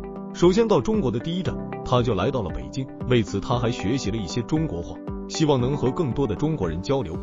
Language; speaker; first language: Chinese; native; Chinese